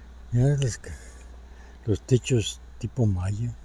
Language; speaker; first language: Spanish; native; Spanish